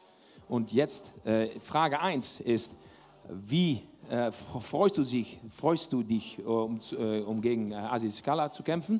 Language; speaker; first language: German; non-native, learner; Dutch